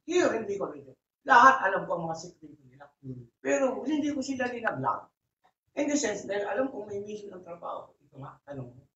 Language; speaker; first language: Filipino; non-native, local second language; Bikol